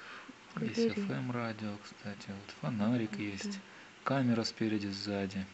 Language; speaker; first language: Russian; native; Russian